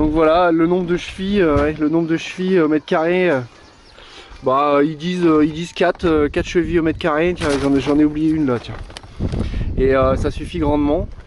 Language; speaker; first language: French; native; French